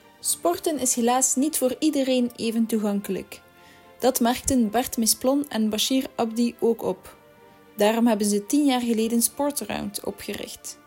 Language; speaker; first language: Dutch; native; Dutch